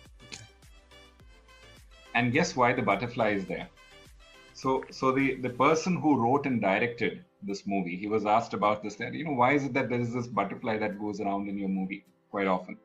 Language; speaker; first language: English; non-native, local second language; Malayalam